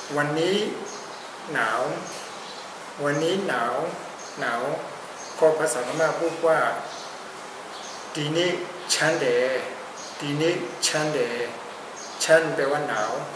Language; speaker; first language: Thai; native; Thai